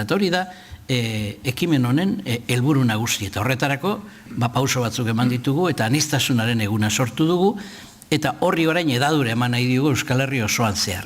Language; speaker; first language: Basque; native; Basque